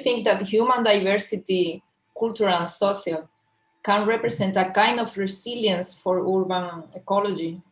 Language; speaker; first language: English; non-native, fluent; Portuguese